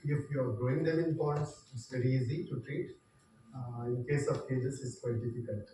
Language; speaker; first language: English; non-native, local second language; Kannada